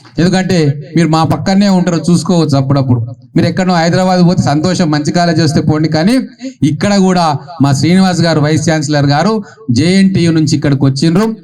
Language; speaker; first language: Telugu; native; Telugu